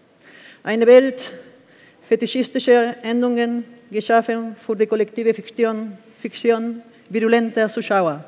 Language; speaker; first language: German; non-native, fluent; Spanish